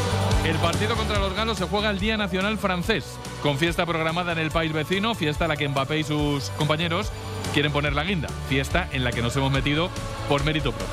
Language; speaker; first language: Spanish; native; Spanish